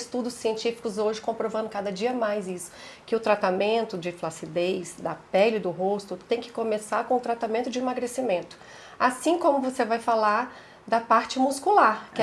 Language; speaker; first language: Portuguese; native; Portuguese